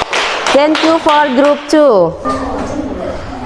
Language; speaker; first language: English; non-native, learner; Indonesian